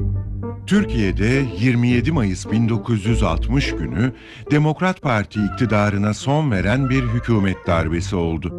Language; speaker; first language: Turkish; native; Turkish